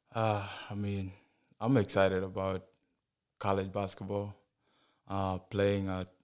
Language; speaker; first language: English; non-native, fluent; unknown